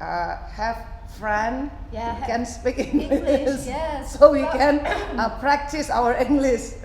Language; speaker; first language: English; non-native, fluent; Indonesian